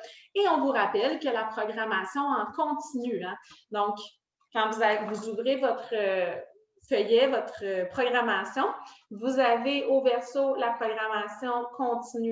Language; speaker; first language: French; native; French